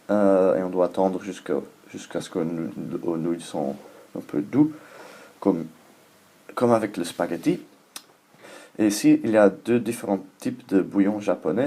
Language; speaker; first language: French; non-native, learner; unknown